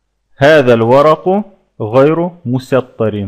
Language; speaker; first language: Arabic; non-native, fluent; Russian